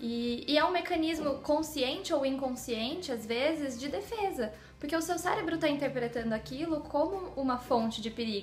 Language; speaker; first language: Portuguese; native; Portuguese